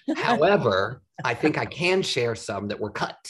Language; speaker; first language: English; native; English